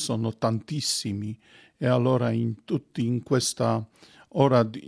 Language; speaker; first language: Italian; non-native, fluent; Polish